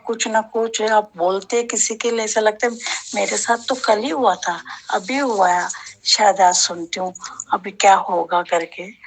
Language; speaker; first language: Hindi; non-native, local second language; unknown